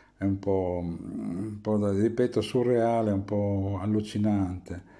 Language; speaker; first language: Italian; native; Italian